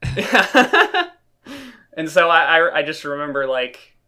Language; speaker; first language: English; native; English